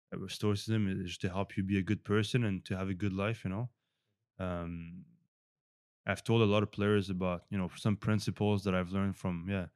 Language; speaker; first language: English; non-native, fluent; French